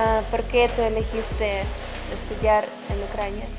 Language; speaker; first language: Spanish; non-native, learner; Ukrainian